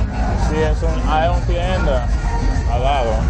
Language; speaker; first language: Spanish; early bilingual, heritage; Haitian Creole